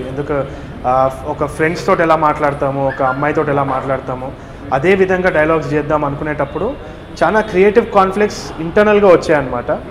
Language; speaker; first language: Telugu; native; Telugu